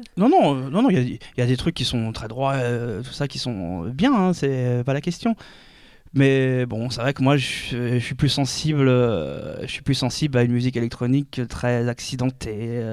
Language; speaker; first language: French; native; French